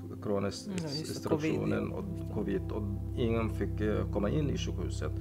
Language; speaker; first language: Swedish; non-native, fluent; Somali